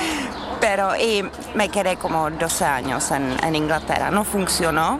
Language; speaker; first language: Spanish; non-native, fluent; Czech